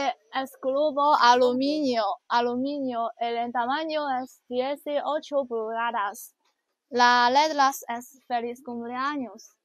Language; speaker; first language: Spanish; non-native, learner; Chinese